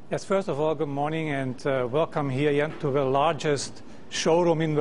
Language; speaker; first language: English; non-native, fluent; German